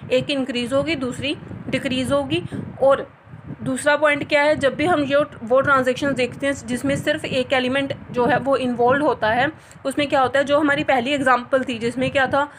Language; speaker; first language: Hindi; non-native, local second language; Punjabi